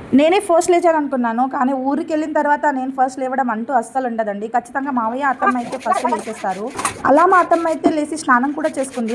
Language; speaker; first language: Telugu; non-native, local second language; Lambadi